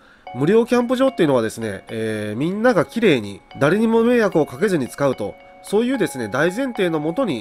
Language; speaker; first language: Japanese; native; Japanese